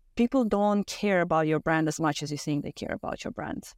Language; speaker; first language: English; non-native, fluent; Romanian